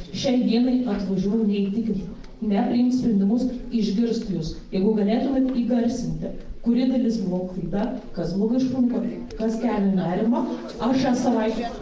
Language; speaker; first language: Lithuanian; non-native, local second language; Polish